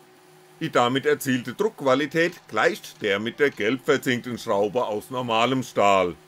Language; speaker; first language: German; native; German